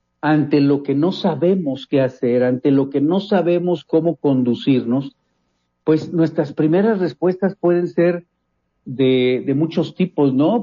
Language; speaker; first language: Spanish; native; Spanish